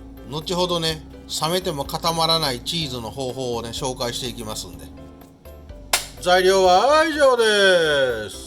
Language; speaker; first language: Japanese; native; Japanese